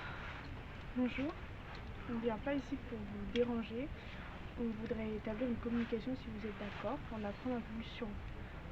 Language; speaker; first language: French; native; French